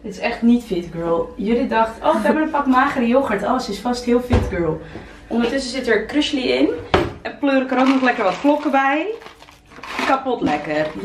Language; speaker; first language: Dutch; native; Dutch